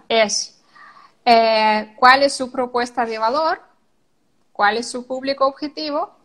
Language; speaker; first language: Spanish; non-native, fluent; Ukrainian